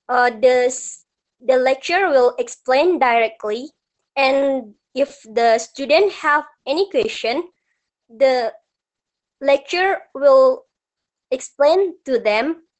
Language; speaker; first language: English; non-native, learner; Indonesian